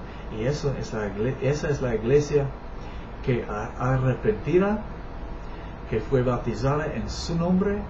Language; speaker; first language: Spanish; non-native, learner; English